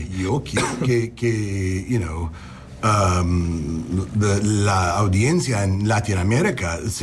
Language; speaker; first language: Spanish; non-native, learner; English